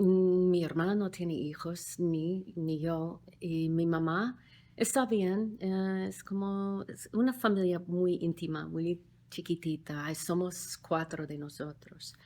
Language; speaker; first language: Spanish; non-native, fluent; English